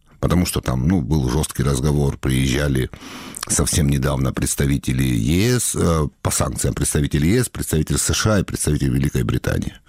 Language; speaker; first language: Russian; non-native, local second language; Georgian